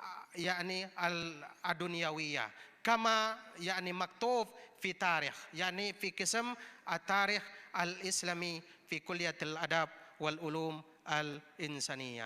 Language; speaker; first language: Arabic; non-native, fluent; Indonesian